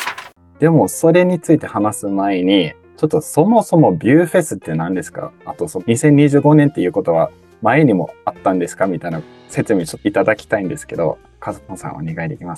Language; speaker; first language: Japanese; native; Japanese